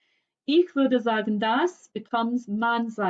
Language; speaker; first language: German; non-native, fluent; English